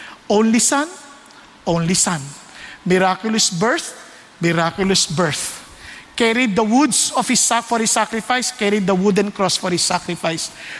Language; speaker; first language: English; non-native, local second language; Filipino